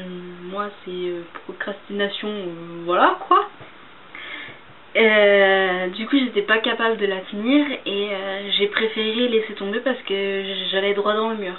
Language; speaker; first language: French; native; French